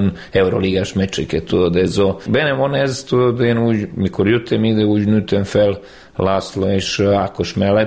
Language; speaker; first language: Hungarian; non-native, fluent; Serbian